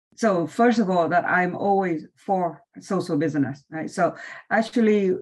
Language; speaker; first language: English; non-native, fluent; Vietnamese